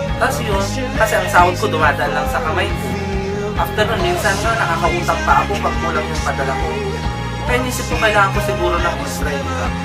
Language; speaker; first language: Filipino; non-native, local second language; Iloko